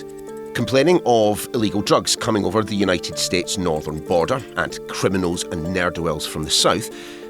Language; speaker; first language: English; native; English